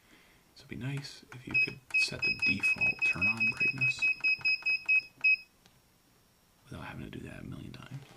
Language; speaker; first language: English; native; English